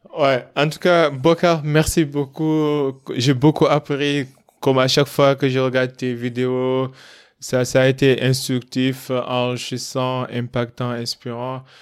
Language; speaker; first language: French; non-native, local second language; Wolof